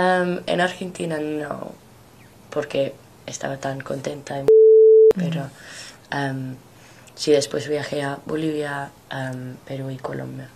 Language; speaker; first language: Spanish; non-native, fluent; English